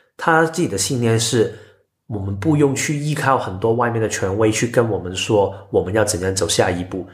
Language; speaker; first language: Chinese; non-native, local second language; Cantonese